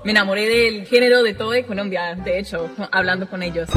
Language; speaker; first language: Spanish; non-native, fluent; English